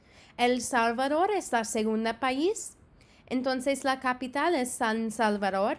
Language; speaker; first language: Spanish; non-native, fluent; English